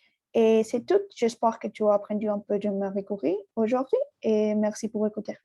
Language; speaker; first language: French; non-native, learner; Spanish